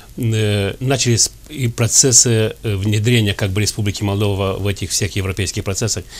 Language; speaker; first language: Russian; non-native, fluent; Romanian